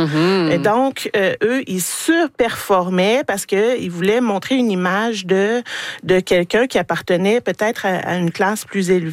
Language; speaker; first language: French; native; French